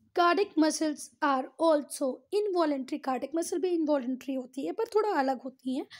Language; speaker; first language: Hindi; native; Hindi